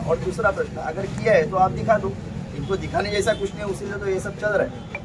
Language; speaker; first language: Hindi; non-native, local second language; Marathi